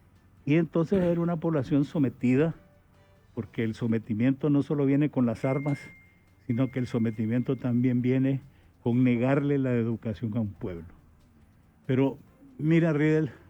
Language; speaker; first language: Spanish; native; Spanish